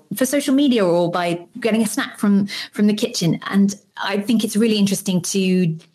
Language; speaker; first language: English; native; English